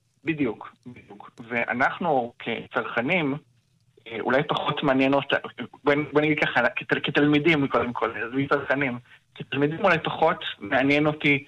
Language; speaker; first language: Hebrew; native; Hebrew